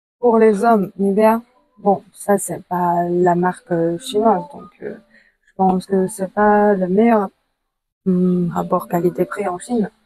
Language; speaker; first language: French; non-native, fluent; Chinese